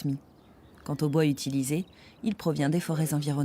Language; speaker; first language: French; native; French